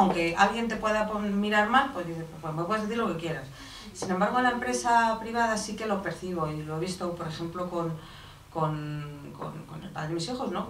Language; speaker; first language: Spanish; native; Spanish